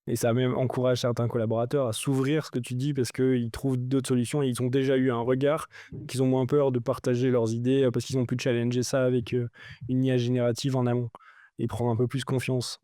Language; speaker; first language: French; native; French